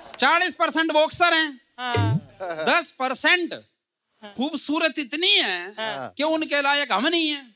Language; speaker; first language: Hindi; native; Hindi